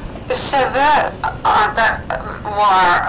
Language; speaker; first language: French; non-native, learner; Finnish